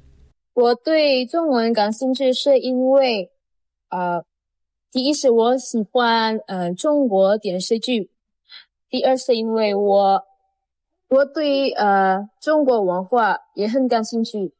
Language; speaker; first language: Chinese; non-native, fluent; Indonesian